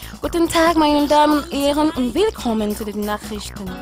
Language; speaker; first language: German; non-native, fluent; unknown